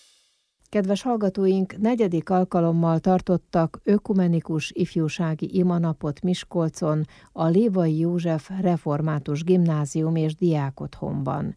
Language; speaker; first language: Hungarian; native; Hungarian